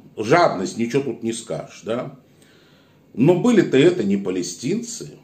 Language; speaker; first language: Russian; native; Russian